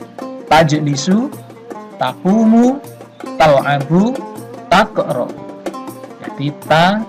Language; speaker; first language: Arabic; non-native, fluent; Indonesian